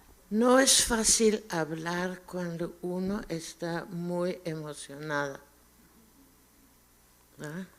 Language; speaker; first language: Spanish; non-native, fluent; German